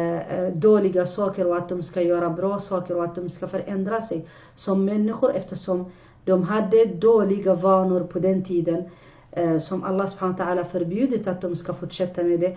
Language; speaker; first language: Swedish; non-native, fluent; Arabic